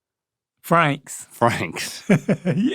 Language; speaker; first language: English; native; English